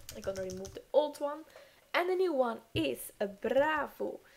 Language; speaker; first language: English; non-native, fluent; Dutch